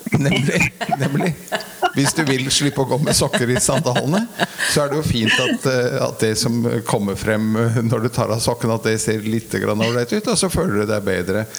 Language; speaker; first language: Norwegian; native; Norwegian